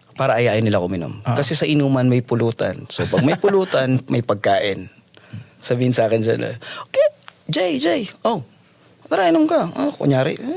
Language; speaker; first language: Filipino; native; Filipino